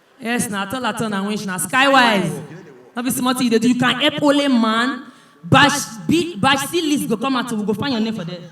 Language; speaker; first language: Nigerian Pidgin; native; Nigerian Pidgin